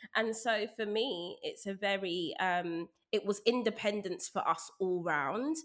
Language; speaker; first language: English; native; English